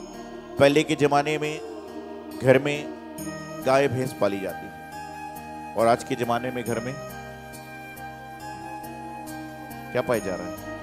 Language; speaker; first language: Hindi; native; Hindi